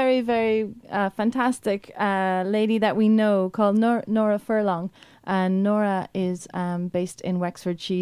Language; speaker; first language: English; native; English